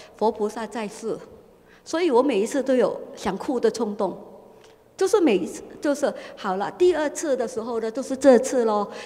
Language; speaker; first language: Chinese; non-native, fluent; Cantonese